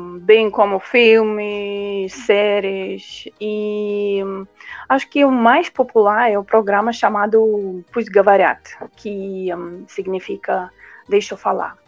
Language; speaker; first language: Portuguese; non-native, fluent; Russian